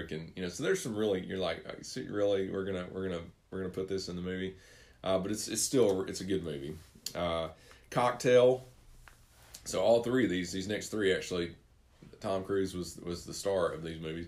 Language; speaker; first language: English; native; English